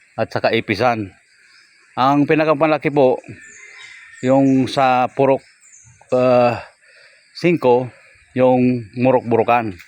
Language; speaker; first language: Filipino; non-native, local second language; Bikol